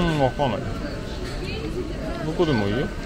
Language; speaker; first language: Japanese; non-native, fluent; French